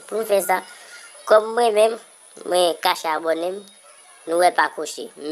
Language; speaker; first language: French; non-native, learner; Haitian Creole